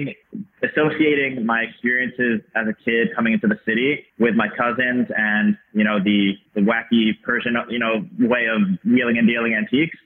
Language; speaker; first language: English; native; English